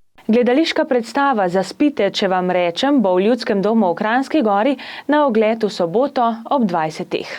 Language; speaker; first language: Slovenian; native; Slovenian